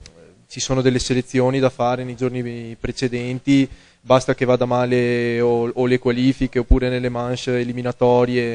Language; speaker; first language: Italian; native; Italian